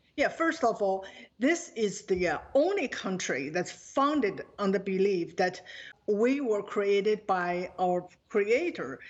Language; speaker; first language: English; non-native, fluent; Chinese